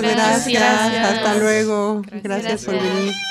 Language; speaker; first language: Spanish; native; Spanish